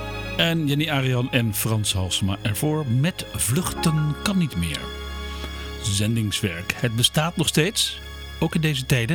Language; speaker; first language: Dutch; native; Dutch